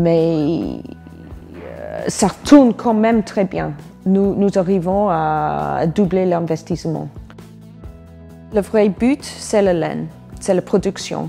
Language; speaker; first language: French; non-native, fluent; English